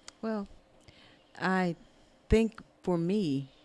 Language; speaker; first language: English; native; English